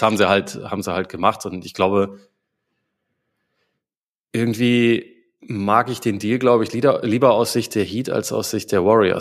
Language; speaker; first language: German; native; German